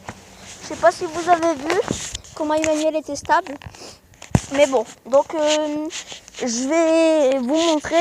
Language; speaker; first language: French; native; French